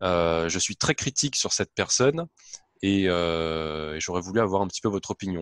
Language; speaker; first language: French; native; French